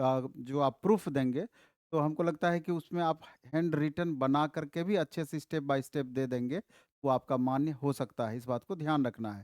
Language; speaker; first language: Hindi; native; Hindi